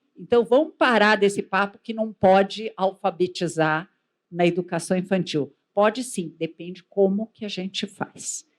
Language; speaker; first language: Portuguese; native; Portuguese